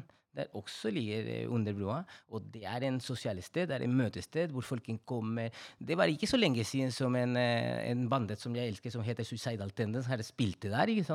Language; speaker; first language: Norwegian; non-native, fluent; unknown